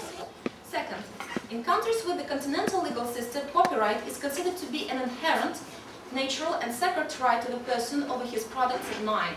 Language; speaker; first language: English; non-native, fluent; Russian